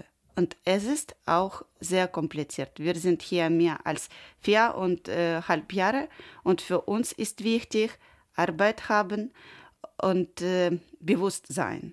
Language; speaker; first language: German; non-native, learner; Ukrainian